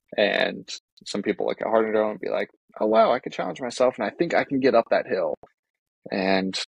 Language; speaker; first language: English; native; English